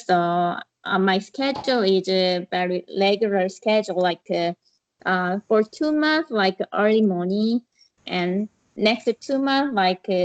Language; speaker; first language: English; non-native, learner; Korean